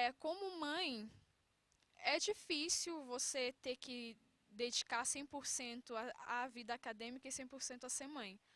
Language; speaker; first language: Portuguese; non-native, local second language; Kabuverdianu